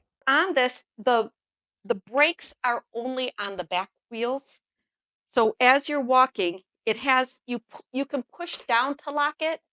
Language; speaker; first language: English; native; English